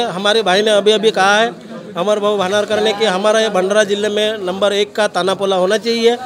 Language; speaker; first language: Hindi; non-native, local second language; Marathi